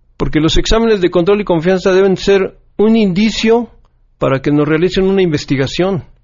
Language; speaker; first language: Spanish; native; Spanish